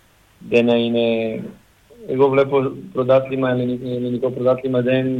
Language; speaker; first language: Greek; non-native, learner; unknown